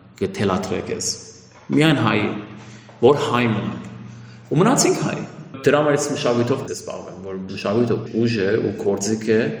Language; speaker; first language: Armenian; early bilingual, heritage; Armenian